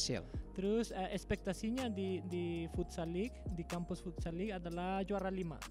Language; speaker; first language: Indonesian; non-native, fluent; Spanish